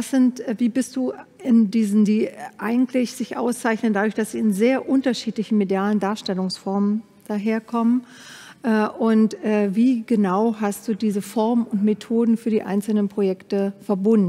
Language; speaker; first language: German; native; German